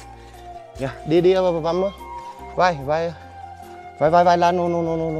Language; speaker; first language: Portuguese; non-native, learner; Vietnamese